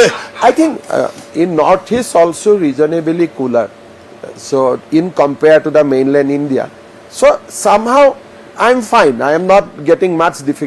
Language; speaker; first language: English; non-native, local second language; Assamese